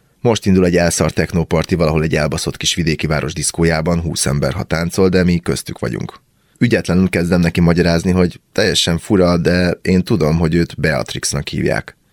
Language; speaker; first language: Hungarian; native; Hungarian